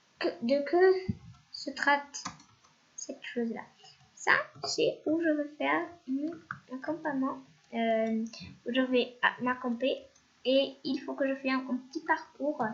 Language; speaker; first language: French; non-native, fluent; Spanish